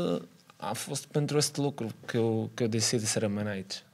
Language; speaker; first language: Romanian; non-native, learner; Portuguese